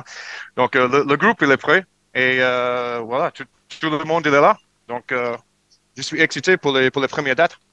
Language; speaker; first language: French; non-native, learner; English